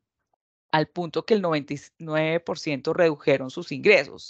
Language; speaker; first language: Spanish; native; Spanish